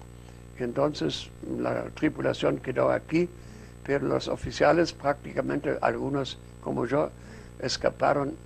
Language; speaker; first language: Spanish; non-native, fluent; German